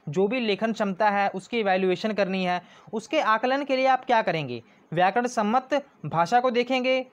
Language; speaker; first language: Hindi; non-native, local second language; Punjabi